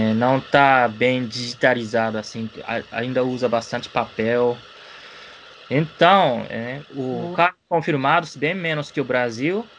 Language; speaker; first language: Portuguese; non-native, fluent; Japanese